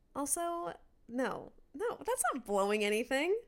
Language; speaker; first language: English; native; English